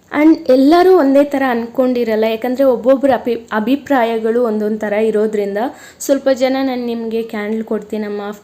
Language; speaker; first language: Kannada; native; Kannada